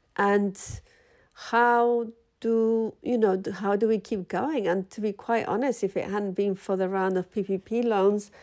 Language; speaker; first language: English; early bilingual, other home language; Spanish